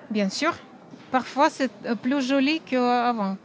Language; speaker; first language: French; non-native, fluent; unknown